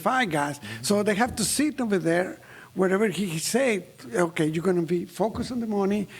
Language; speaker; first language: English; non-native, fluent; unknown